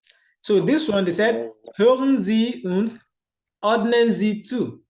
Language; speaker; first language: German; non-native, learner; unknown